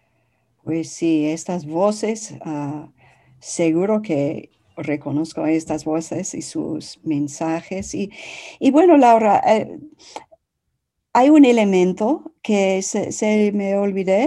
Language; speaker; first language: Spanish; non-native, fluent; English